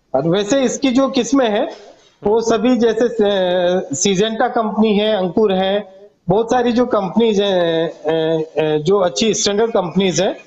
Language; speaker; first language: Hindi; non-native, local second language; Gujarati